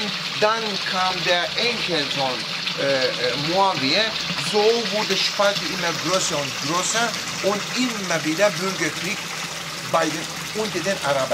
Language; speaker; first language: German; non-native, fluent; Turkish